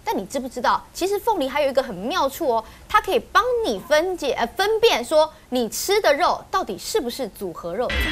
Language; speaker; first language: Chinese; native; Chinese